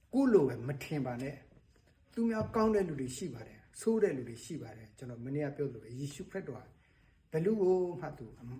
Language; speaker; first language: Burmese; non-native, local second language; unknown